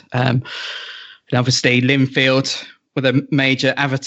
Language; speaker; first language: English; native; English